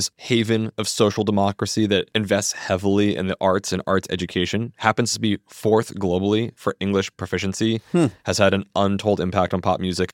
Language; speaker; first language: English; native; English